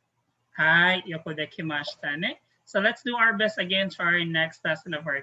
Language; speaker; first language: Japanese; non-native, fluent; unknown